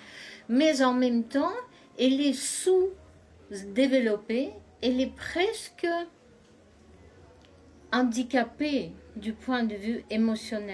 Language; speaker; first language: French; non-native, fluent; Russian